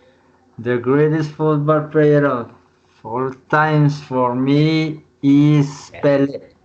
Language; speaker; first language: English; non-native, learner; Spanish